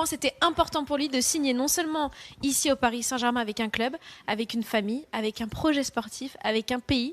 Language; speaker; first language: French; native; French